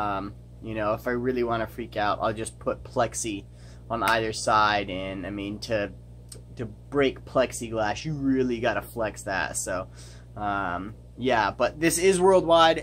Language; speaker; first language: English; native; English